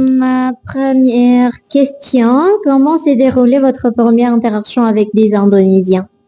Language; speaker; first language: French; non-native, learner; Indonesian